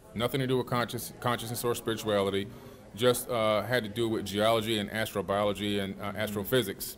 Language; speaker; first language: English; native; English